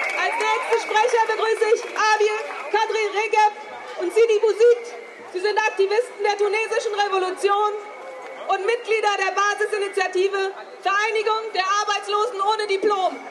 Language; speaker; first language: German; early bilingual, other home language; Turkish